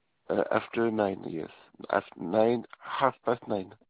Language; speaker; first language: English; non-native, learner; French